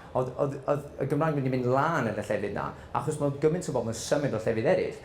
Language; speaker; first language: Welsh; non-native, local second language; English